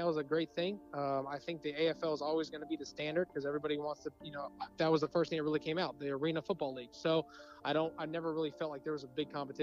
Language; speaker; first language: English; native; English